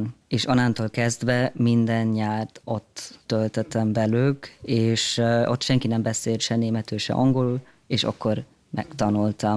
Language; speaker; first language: Hungarian; early bilingual, heritage; German